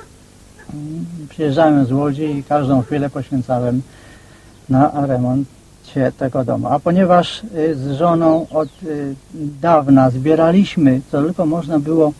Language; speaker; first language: Polish; native; Polish